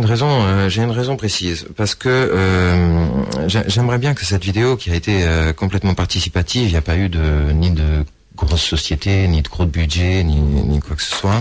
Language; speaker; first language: French; early bilingual, other home language; Portuguese